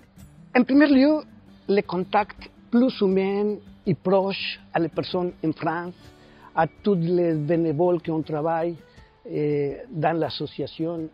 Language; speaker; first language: French; non-native, fluent; Spanish